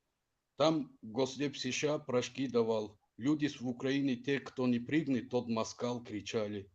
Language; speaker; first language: Russian; non-native, fluent; Tajik